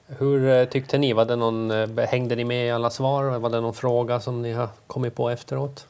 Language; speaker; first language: Swedish; native; Swedish